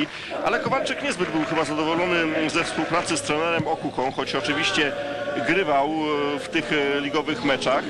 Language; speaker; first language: Polish; native; Polish